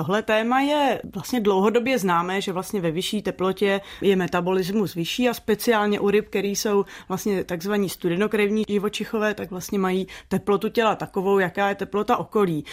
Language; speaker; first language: Czech; native; Czech